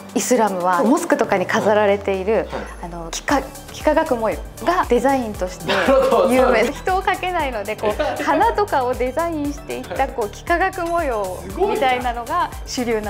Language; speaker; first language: Japanese; native; Japanese